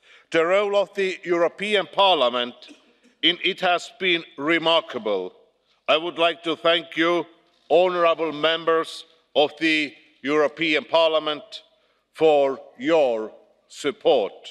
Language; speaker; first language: English; non-native, fluent; Estonian